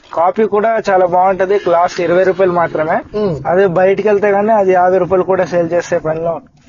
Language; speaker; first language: Telugu; non-native, local second language; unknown